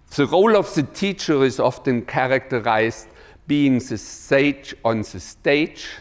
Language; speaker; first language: English; non-native, fluent; German